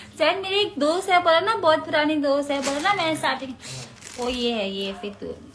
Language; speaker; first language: Hindi; non-native, local second language; Tibetan